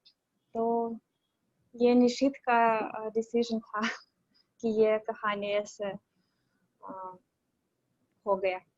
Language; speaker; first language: Hindi; non-native, learner; Russian